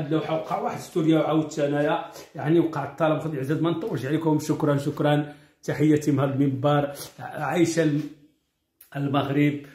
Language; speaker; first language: Arabic; native; Arabic